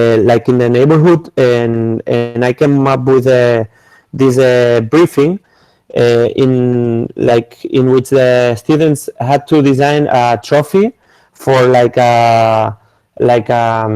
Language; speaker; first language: English; non-native, fluent; Spanish